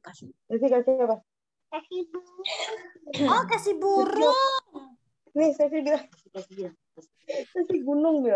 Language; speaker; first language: Indonesian; native; Indonesian